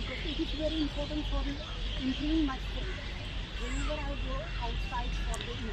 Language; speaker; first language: English; non-native, learner; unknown